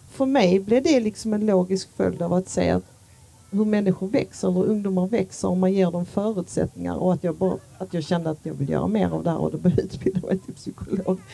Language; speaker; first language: Swedish; native; Swedish